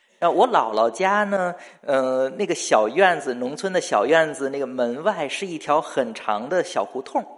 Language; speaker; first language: Chinese; native; Chinese